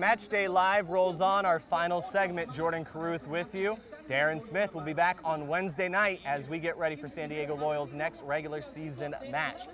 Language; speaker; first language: English; native; English